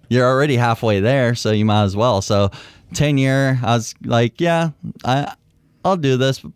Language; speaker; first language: English; native; English